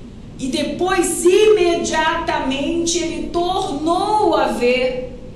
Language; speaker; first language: Portuguese; native; Portuguese